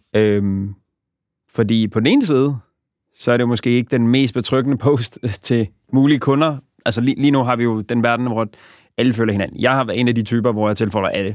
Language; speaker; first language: Danish; early bilingual, other home language; Bosnian